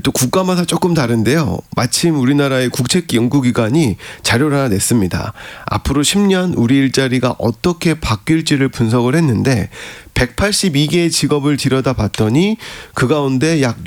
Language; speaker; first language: Korean; native; Korean